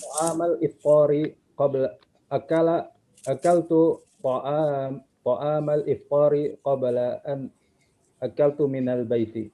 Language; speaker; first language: Arabic; non-native, learner; Indonesian